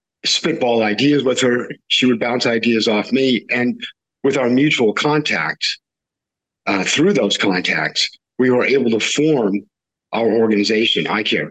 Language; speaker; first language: English; native; English